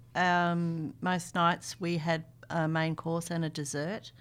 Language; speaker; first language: English; native; English